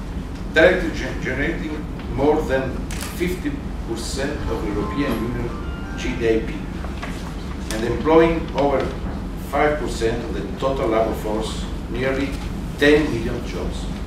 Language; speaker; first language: English; non-native, learner; Italian